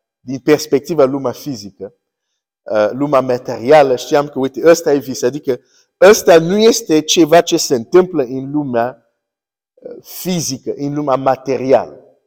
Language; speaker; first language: Romanian; early bilingual, heritage; Romanian